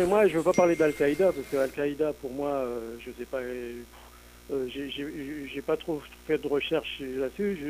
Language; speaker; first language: French; native; French